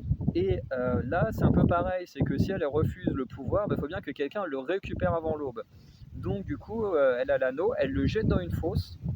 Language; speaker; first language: French; native; French